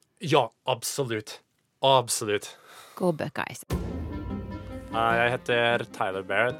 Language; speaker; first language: Norwegian; non-native, fluent; English